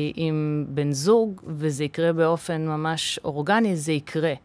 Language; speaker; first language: Hebrew; early bilingual, other home language; English